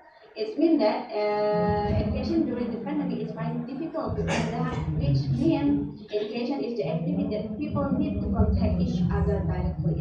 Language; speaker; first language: English; non-native, learner; Indonesian